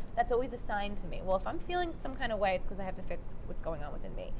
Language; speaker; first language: English; native; English